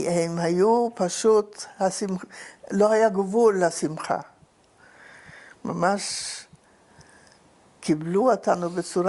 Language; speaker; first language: Hebrew; non-native, fluent; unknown